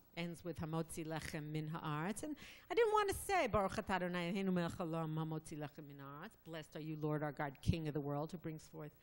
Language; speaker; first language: English; native; English